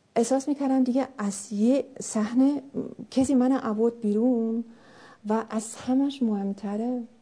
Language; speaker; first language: Persian; non-native, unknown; German